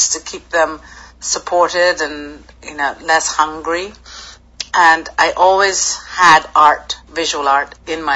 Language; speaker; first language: English; native; English